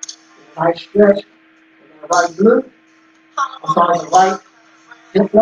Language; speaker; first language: English; native; English